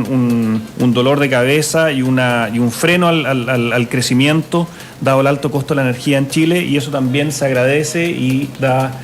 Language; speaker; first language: Spanish; native; Spanish